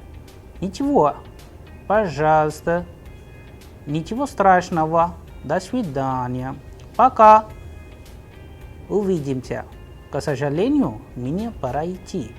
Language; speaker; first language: Russian; non-native, fluent; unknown